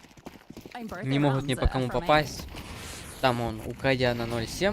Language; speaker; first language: Russian; native; Russian